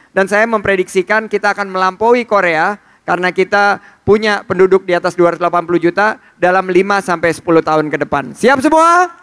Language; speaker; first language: Indonesian; native; Indonesian